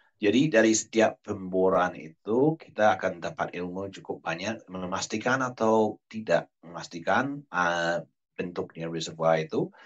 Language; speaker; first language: Indonesian; non-native, fluent; English